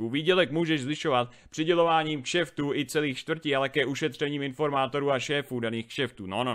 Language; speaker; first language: Czech; native; Czech